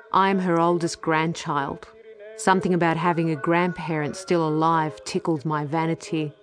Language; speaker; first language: English; early bilingual, other home language; Greek